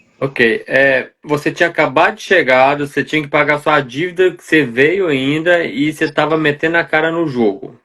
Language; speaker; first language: Portuguese; native; Portuguese